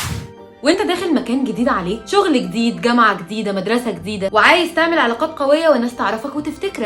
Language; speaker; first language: Arabic; native; Arabic